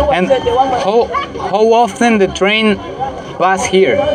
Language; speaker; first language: English; non-native, learner; Spanish